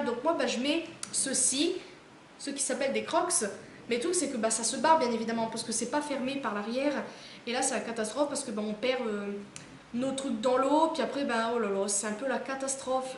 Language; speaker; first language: French; native; French